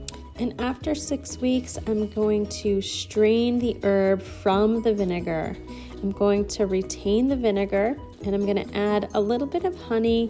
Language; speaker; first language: English; native; English